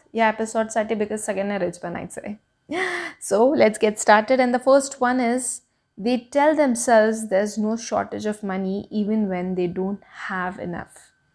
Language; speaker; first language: English; non-native, local second language; Marathi